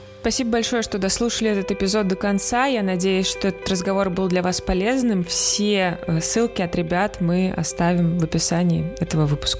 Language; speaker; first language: Russian; native; Russian